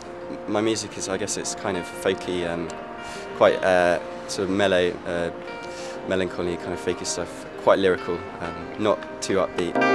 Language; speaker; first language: English; native; English